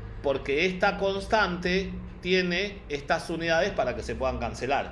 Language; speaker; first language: Spanish; native; Spanish